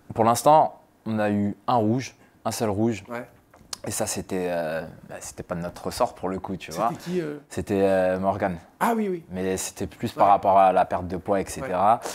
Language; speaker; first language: French; native; French